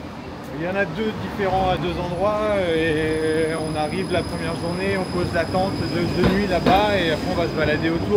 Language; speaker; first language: French; native; French